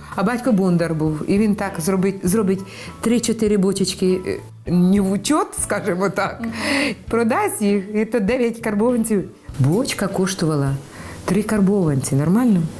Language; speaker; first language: Ukrainian; native; Ukrainian